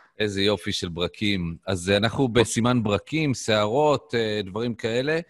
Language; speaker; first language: Hebrew; native; Hebrew